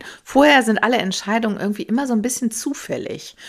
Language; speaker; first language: German; native; German